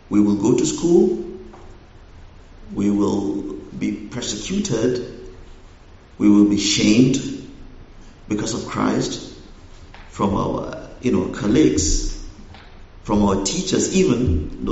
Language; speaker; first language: English; non-native, local second language; Hausa